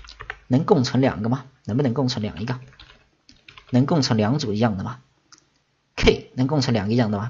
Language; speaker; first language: Chinese; native; Chinese